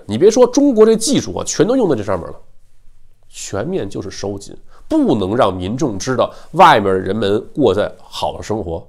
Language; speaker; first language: Chinese; native; Chinese